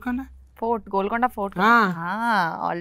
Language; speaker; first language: Telugu; non-native, learner; Bangla